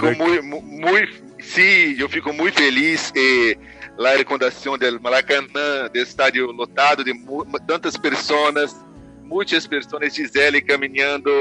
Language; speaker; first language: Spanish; non-native, learner; Portuguese